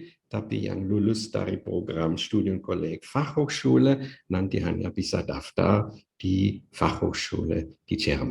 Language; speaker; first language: Indonesian; non-native, fluent; German